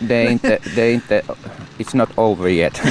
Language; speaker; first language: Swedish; non-native, learner; Finnish